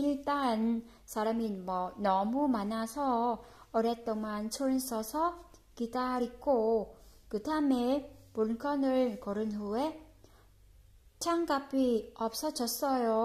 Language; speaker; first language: Korean; non-native, fluent; Vietnamese